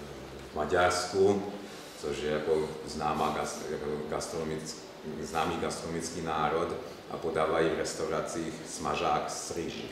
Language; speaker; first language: Czech; non-native, fluent; Hungarian